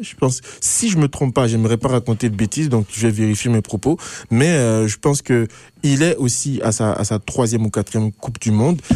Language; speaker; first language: French; native; French